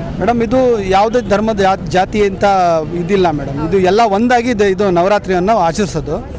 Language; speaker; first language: Kannada; non-native, local second language; Urdu